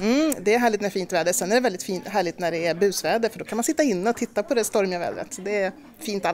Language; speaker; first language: Swedish; native; Swedish